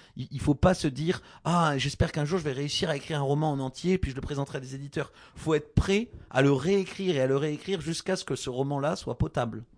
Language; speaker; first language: French; native; French